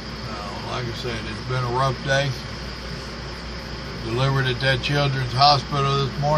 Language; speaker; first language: English; native; English